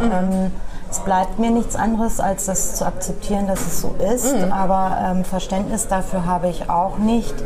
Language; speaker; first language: German; native; German